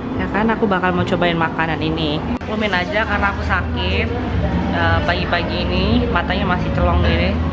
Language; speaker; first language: Indonesian; native; Indonesian